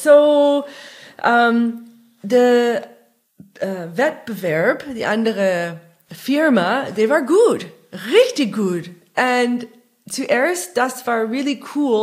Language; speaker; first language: German; non-native, fluent; English